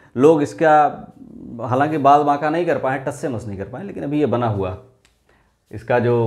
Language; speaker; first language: Hindi; native; Hindi